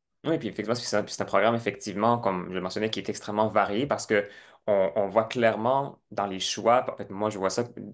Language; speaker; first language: French; native; French